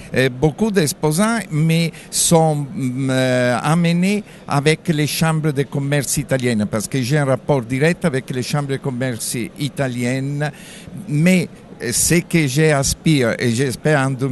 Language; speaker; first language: French; non-native, fluent; Italian